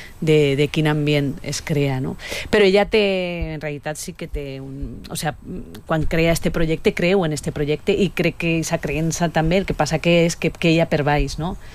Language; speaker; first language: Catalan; native; Catalan